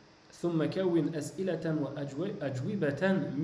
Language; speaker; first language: Arabic; non-native, fluent; French